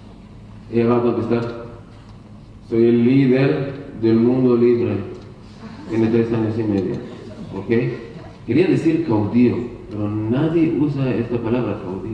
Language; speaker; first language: Spanish; non-native, learner; Hebrew